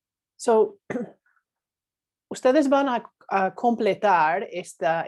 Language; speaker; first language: Spanish; non-native, fluent; English